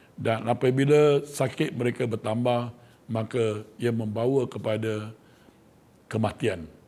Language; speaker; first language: Malay; non-native, local second language; Chinese